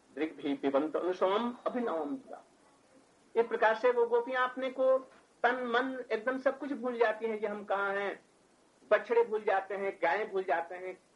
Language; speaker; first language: Hindi; native; Hindi